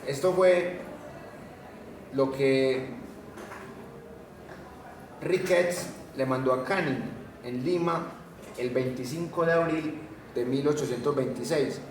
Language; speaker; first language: Spanish; native; Spanish